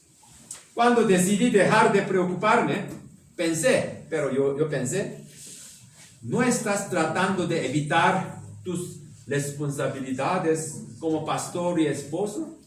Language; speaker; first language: Spanish; non-native, learner; Korean